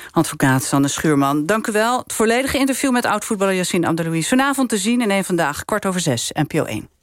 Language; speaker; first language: Dutch; native; Dutch